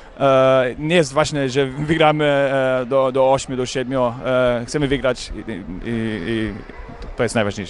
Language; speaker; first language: Polish; non-native, learner; German